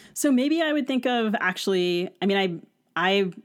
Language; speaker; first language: English; native; English